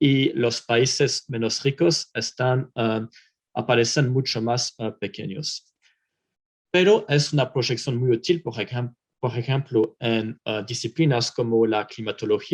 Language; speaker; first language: Spanish; non-native, fluent; French